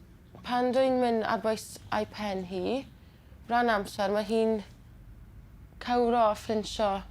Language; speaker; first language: Welsh; non-native, local second language; English